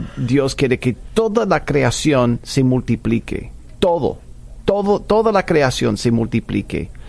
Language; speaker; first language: Spanish; non-native, fluent; English